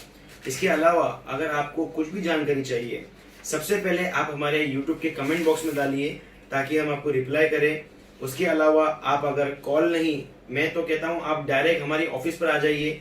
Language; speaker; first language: Hindi; native; Hindi